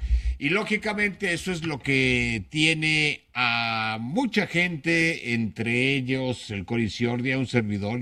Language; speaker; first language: Spanish; native; Spanish